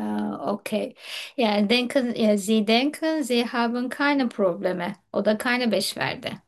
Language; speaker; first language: German; non-native, learner; Turkish